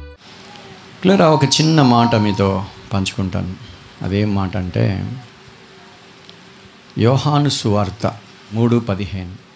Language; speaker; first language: Telugu; native; Telugu